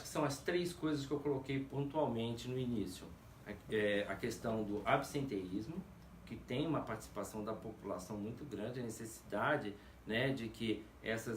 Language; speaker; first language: Portuguese; native; Portuguese